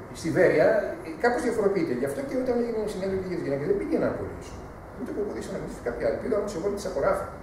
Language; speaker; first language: Greek; native; Greek